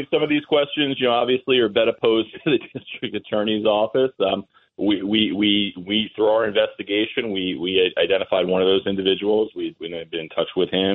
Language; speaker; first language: English; native; English